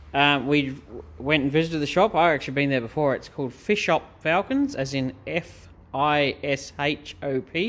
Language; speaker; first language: English; native; English